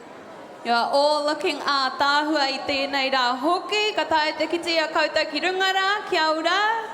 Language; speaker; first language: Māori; non-native, local second language; English